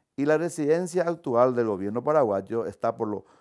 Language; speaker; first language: Spanish; native; Spanish